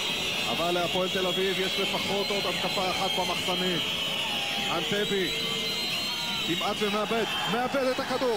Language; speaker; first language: Hebrew; native; Hebrew